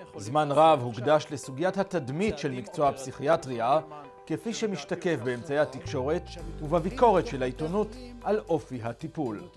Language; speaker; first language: Hebrew; native; Hebrew